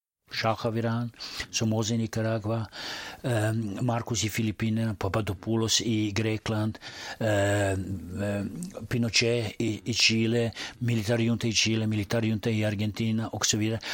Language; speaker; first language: Swedish; non-native, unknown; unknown